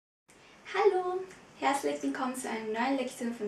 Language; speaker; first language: German; non-native, fluent; Vietnamese